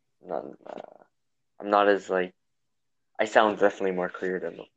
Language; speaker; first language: English; native; English